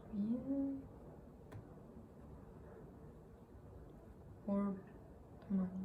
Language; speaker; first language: English; non-native, learner; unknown